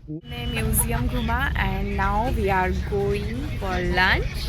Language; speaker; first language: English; non-native, local second language; Hindi